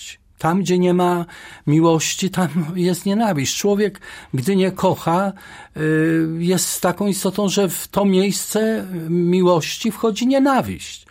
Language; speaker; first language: Polish; native; Polish